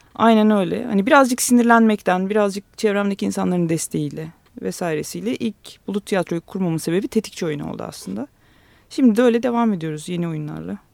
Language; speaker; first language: Turkish; native; Turkish